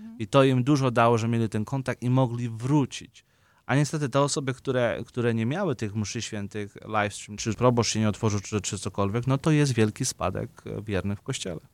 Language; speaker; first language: Polish; native; Polish